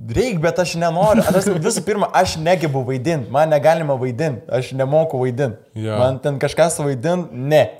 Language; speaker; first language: Lithuanian; native; Lithuanian